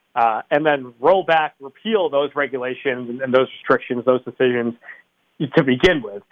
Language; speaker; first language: English; native; English